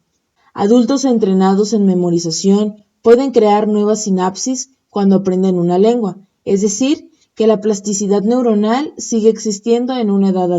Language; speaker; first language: Spanish; native; Spanish